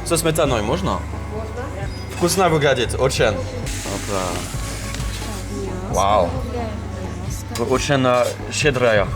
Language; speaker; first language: Russian; non-native, learner; French